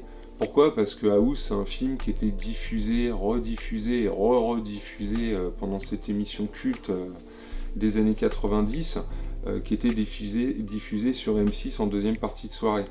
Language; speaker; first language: French; native; French